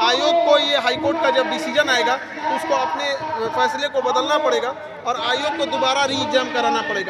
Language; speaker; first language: Hindi; non-native, local second language; Bhojpuri